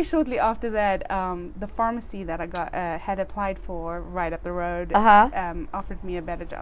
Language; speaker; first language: English; native; English